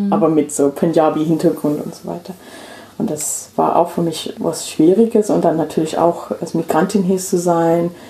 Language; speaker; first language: German; non-native, fluent; English